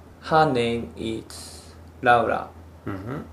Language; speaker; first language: English; non-native, learner; Japanese